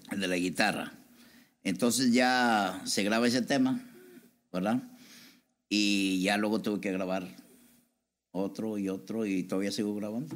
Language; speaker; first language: Spanish; native; Spanish